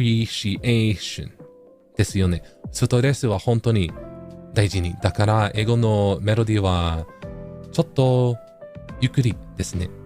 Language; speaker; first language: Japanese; non-native, learner; English